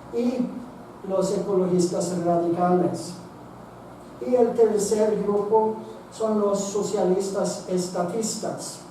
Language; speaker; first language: Spanish; non-native, fluent; Swedish